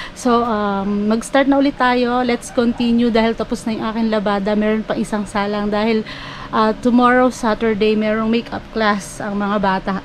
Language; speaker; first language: Filipino; native; Filipino